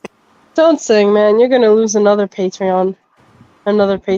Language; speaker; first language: English; native; English